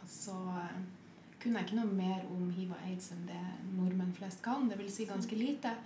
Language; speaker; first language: Norwegian; native; Norwegian